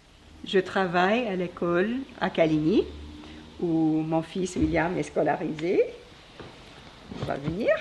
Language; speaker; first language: French; non-native, learner; English